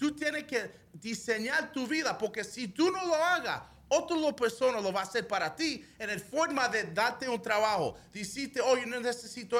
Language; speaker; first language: Spanish; early bilingual, heritage; Spanish